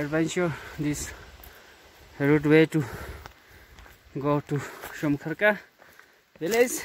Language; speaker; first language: English; non-native, learner; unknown